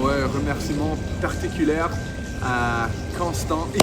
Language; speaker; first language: French; non-native, fluent; English